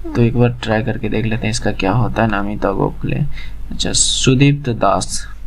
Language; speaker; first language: Hindi; native; Hindi